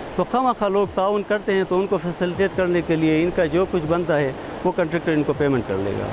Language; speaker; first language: Urdu; non-native, local second language; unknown